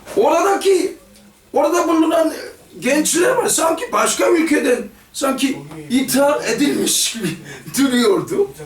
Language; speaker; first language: Turkish; non-native, fluent; Korean